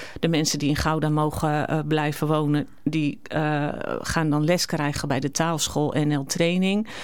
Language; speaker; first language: Dutch; native; Dutch